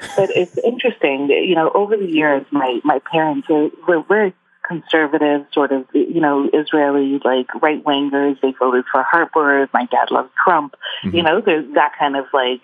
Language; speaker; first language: English; early bilingual, other home language; Hebrew